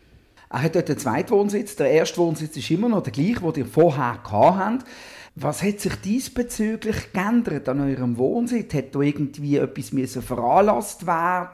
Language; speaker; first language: German; native; German